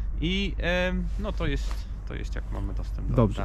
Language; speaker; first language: Polish; non-native, learner; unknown